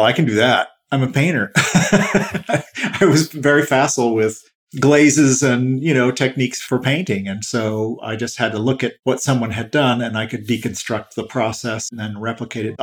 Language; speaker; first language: English; native; English